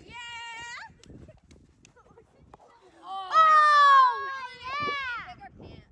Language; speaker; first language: English; native; English